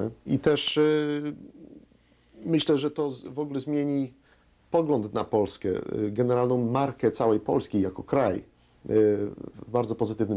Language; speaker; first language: Polish; early bilingual, heritage; Polish